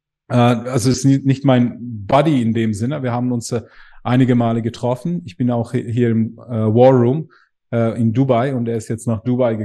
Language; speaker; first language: German; native; German